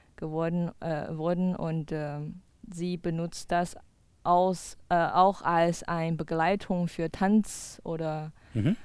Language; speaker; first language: German; non-native, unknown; Chinese